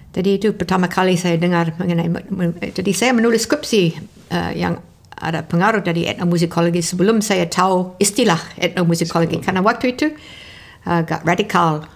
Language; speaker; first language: Indonesian; non-native, fluent; English